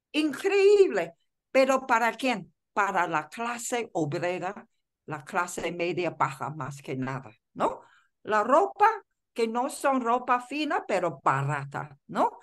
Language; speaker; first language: Spanish; non-native, fluent; Chinese